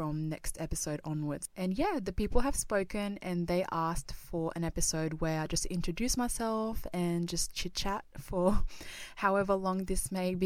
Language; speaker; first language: English; non-native, fluent; Japanese